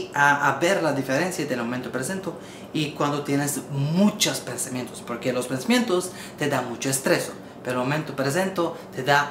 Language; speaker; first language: Spanish; non-native, learner; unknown